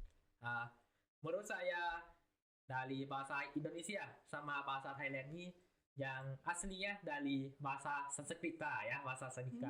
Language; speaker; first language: Indonesian; non-native, learner; Thai